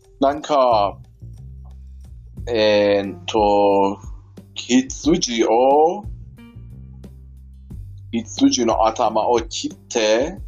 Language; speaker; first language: Japanese; non-native, fluent; Persian